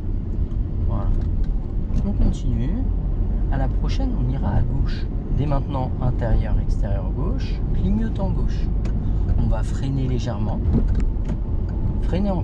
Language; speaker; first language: French; native; French